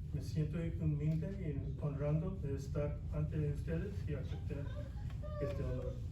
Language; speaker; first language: Spanish; early bilingual, other home language; English